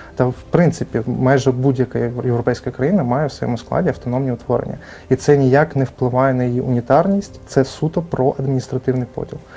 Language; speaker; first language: Ukrainian; non-native, local second language; Crimean Tatar